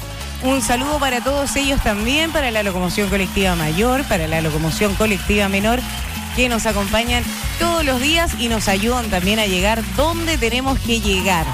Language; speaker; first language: Spanish; native; Spanish